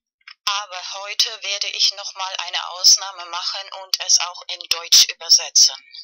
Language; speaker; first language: German; non-native, fluent; Spanish